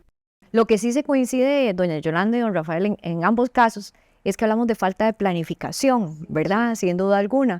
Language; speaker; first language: Spanish; native; Spanish